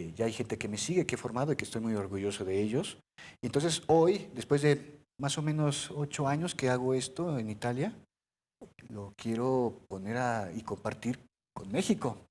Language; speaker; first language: Spanish; early bilingual, heritage; Spanish